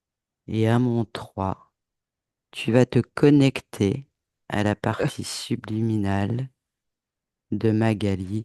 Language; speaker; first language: French; native; French